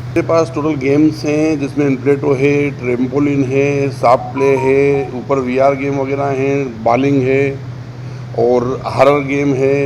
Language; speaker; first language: Hindi; non-native, local second language; Gujarati